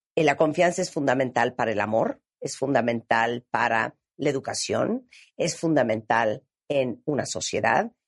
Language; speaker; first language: Spanish; native; Spanish